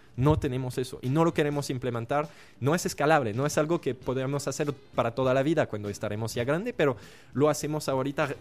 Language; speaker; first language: Spanish; non-native, fluent; French